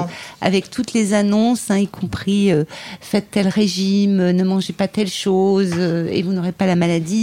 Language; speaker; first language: French; native; French